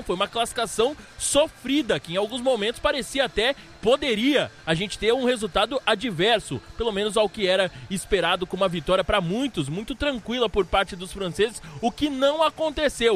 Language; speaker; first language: Portuguese; native; Portuguese